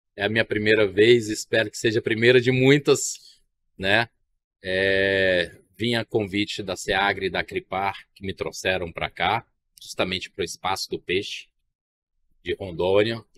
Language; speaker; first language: Portuguese; native; Portuguese